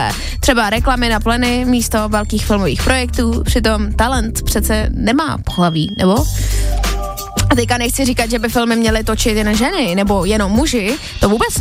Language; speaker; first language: Czech; native; Czech